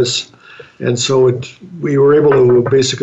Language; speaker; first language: English; native; English